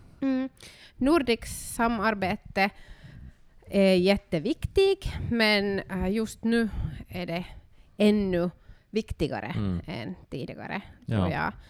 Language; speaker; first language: Swedish; non-native, learner; Finnish